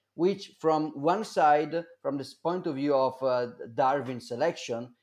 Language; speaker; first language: English; non-native, fluent; Italian